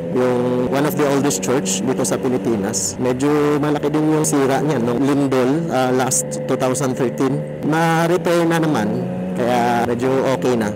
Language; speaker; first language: Filipino; non-native, local second language; Cebuano